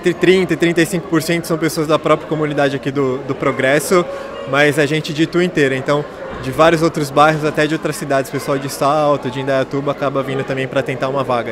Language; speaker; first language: Portuguese; native; Portuguese